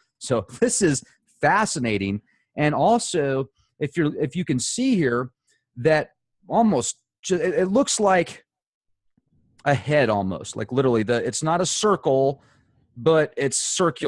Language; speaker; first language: English; native; English